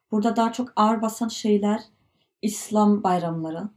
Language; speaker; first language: Turkish; early bilingual, heritage; Turkish